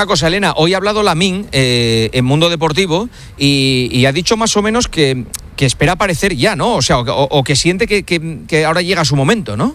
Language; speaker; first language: Spanish; native; Spanish